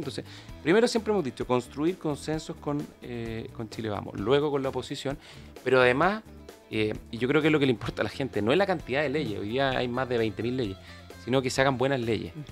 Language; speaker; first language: Spanish; native; Spanish